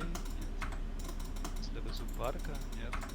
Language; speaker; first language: Russian; non-native, learner; English